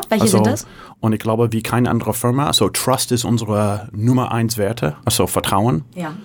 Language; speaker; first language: German; non-native, fluent; English